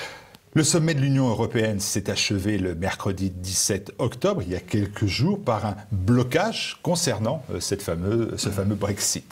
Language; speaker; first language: French; native; French